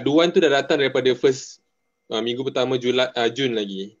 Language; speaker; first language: Malay; native; Malay